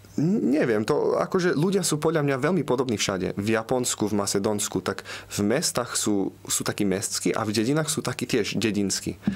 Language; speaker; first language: Slovak; early bilingual, heritage; Slovak